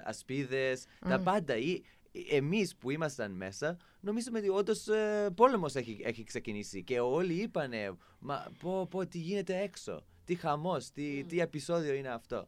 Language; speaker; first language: Greek; non-native, fluent; English